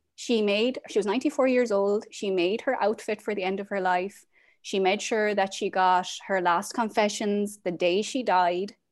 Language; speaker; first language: English; native; English